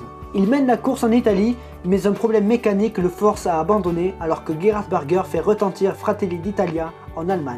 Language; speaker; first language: French; native; French